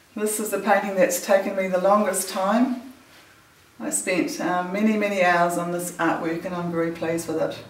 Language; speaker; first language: English; native; English